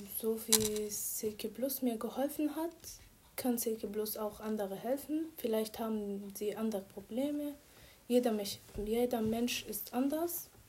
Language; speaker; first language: German; non-native, fluent; Arabic